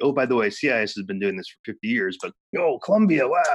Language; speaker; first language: English; native; English